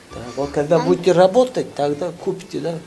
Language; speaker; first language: Russian; non-native, local second language; Tajik